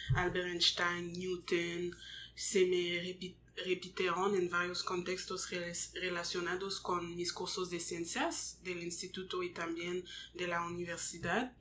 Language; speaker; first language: Spanish; non-native, fluent; French